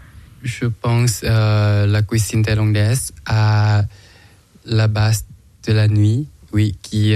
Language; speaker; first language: French; non-native, learner; Thai